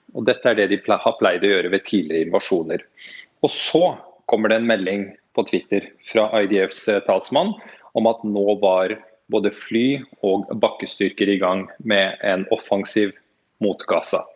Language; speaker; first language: Norwegian; native; Norwegian